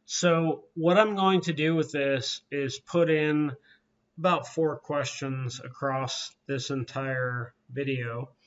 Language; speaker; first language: English; native; English